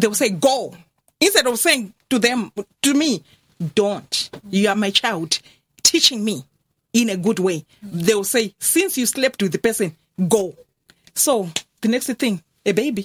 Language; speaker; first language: English; non-native, local second language; Shona